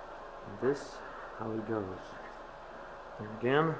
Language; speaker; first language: English; non-native, fluent; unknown